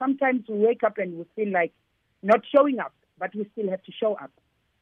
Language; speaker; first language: English; non-native, local second language; Tsonga